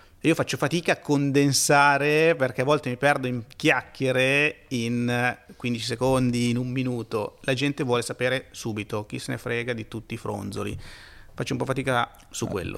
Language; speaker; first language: Italian; native; Italian